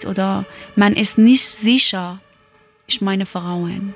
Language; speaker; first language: German; non-native, learner; Persian